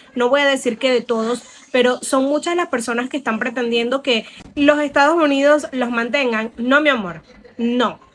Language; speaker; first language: Spanish; native; Spanish